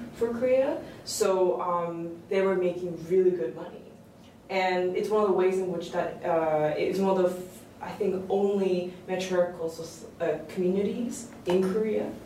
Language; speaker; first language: English; early bilingual, other home language; Korean